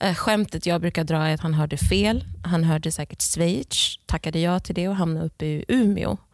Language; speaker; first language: Swedish; early bilingual, other home language; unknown